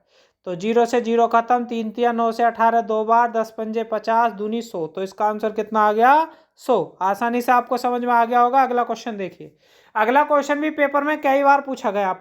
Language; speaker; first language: Hindi; native; Hindi